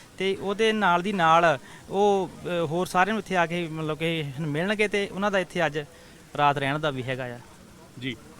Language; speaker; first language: Punjabi; native; Punjabi